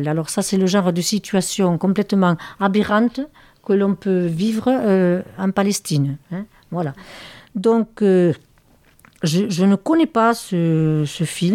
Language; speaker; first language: French; native; French